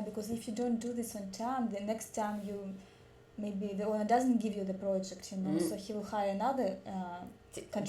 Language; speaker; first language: English; non-native, learner; Russian